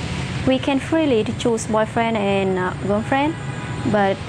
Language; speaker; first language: English; non-native, fluent; Vietnamese